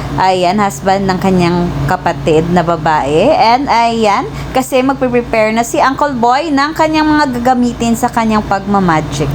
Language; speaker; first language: Filipino; native; Filipino